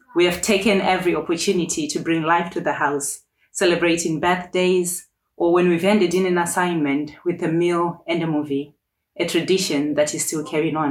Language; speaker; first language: English; native; English